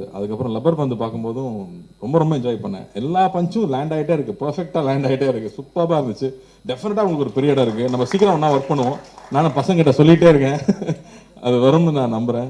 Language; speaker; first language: Tamil; native; Tamil